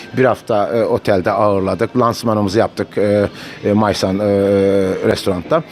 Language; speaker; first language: Turkish; native; Turkish